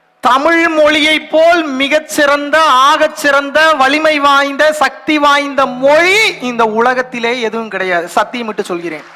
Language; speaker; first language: Tamil; non-native, local second language; Telugu